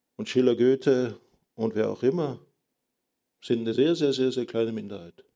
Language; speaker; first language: German; native; German